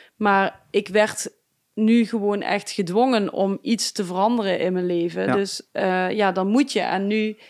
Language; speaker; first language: Dutch; native; Dutch